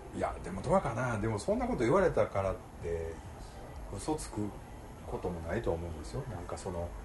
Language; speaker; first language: Japanese; native; Japanese